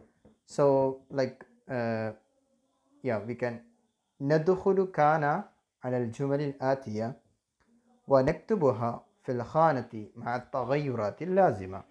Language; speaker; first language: Arabic; non-native, fluent; Malayalam